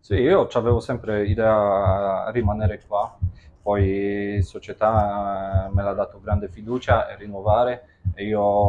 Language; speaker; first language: Italian; non-native, fluent; Polish